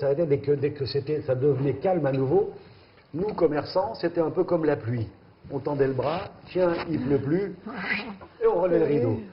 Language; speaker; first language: French; native; French